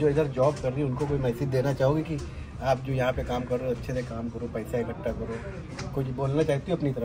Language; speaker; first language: Hindi; native; Hindi